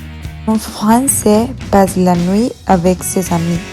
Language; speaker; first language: French; non-native, learner; Spanish